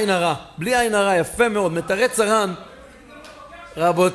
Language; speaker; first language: Hebrew; native; Hebrew